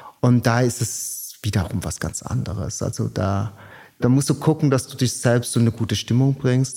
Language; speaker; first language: German; native; German